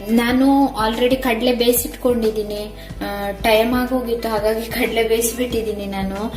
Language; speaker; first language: Kannada; native; Kannada